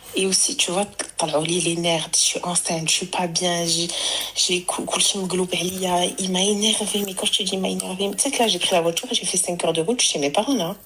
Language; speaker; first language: French; early bilingual, other home language; Arabic